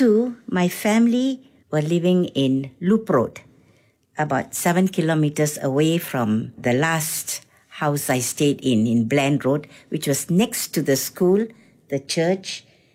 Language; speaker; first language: English; non-native, local second language; Tamil